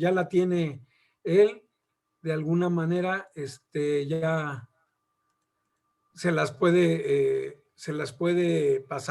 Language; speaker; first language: Spanish; native; Spanish